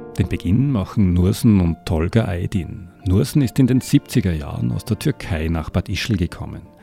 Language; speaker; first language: German; native; German